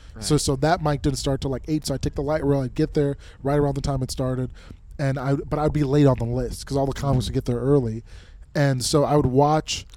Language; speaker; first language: English; native; English